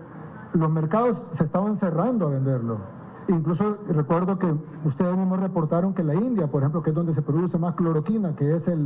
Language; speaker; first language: Spanish; native; Spanish